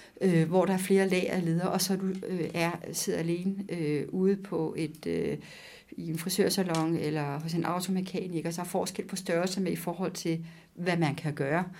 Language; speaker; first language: Danish; native; Danish